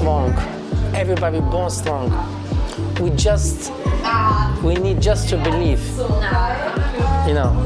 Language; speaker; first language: English; non-native, fluent; French